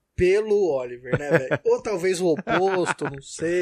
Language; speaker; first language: Portuguese; native; Portuguese